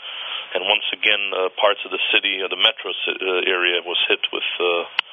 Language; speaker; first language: English; native; English